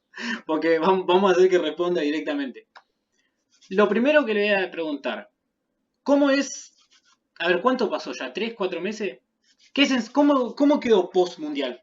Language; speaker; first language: Spanish; native; Spanish